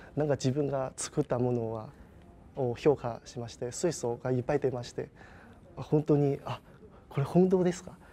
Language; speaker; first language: Japanese; non-native, fluent; Chinese